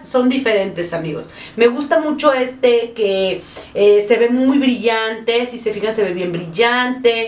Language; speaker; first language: Spanish; native; Spanish